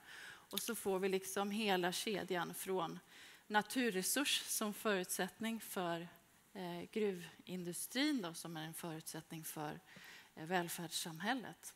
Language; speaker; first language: Swedish; native; Swedish